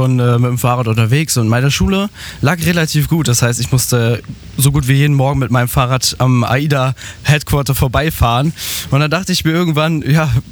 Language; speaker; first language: German; native; German